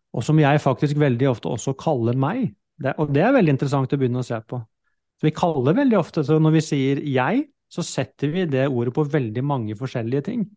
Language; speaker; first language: Norwegian; native; Norwegian